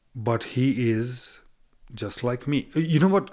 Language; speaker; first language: English; non-native, fluent; Hungarian